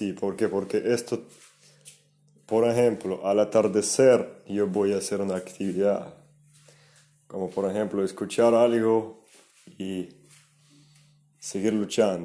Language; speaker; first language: Spanish; non-native, fluent; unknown